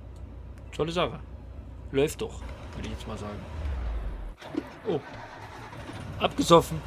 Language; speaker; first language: German; native; German